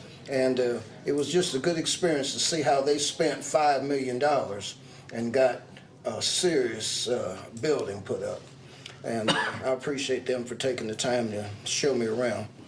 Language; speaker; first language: English; native; English